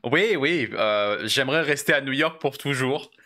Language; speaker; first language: French; native; French